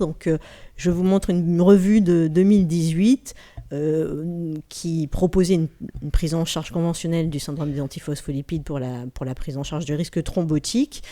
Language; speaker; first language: French; native; French